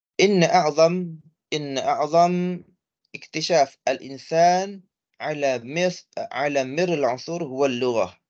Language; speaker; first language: Arabic; non-native, fluent; Malay